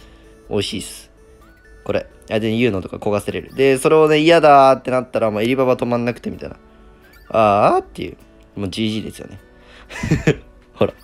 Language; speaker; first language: Japanese; native; Japanese